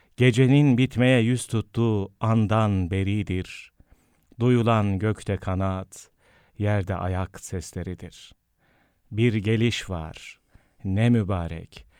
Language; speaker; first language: Turkish; native; Turkish